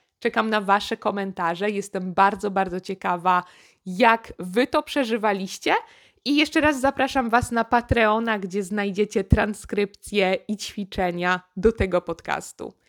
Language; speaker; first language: Polish; native; Polish